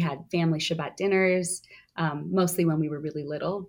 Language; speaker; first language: English; native; English